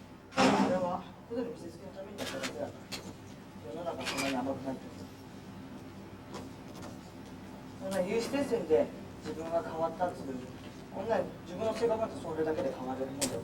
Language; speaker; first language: Japanese; native; Japanese